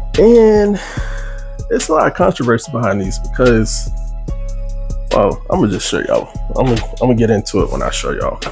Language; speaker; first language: English; native; English